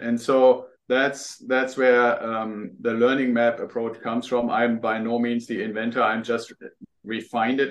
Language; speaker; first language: English; non-native, fluent; German